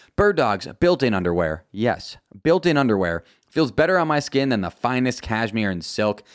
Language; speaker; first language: English; native; English